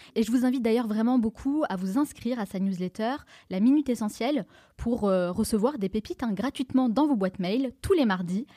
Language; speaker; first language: French; native; French